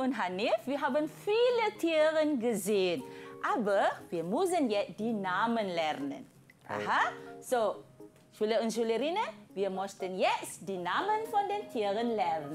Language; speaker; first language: German; non-native, fluent; Malay